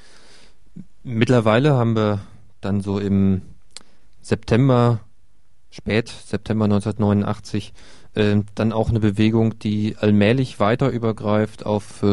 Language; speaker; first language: German; native; German